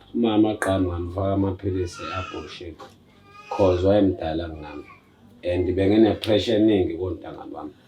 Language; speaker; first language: Zulu; native; Zulu